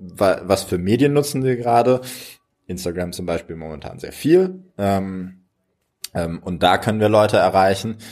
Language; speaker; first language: German; native; German